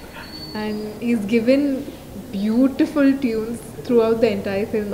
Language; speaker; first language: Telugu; non-native, fluent; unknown